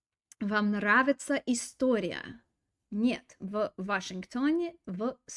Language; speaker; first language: Russian; non-native, fluent; English